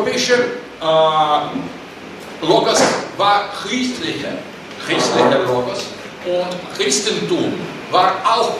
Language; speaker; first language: German; non-native, learner; Russian